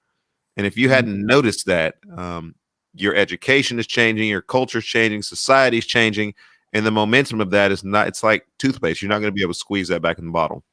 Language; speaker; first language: English; native; English